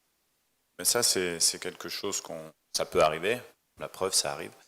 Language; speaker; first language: French; native; French